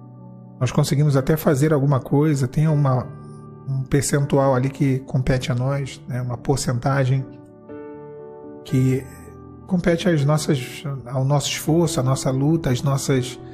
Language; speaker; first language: Portuguese; native; Portuguese